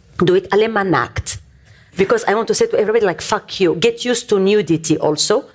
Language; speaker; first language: Dutch; non-native, fluent; Arabic